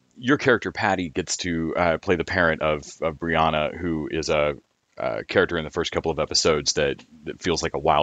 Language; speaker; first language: English; native; English